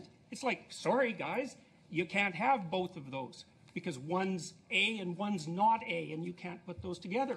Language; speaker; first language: English; native; English